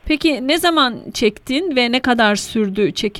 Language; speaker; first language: Turkish; native; Turkish